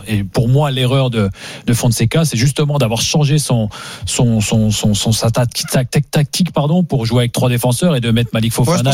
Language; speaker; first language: French; native; French